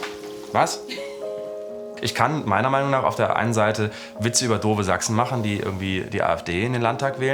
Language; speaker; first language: German; native; German